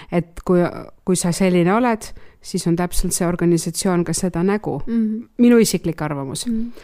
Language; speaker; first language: Estonian; non-native, local second language; Russian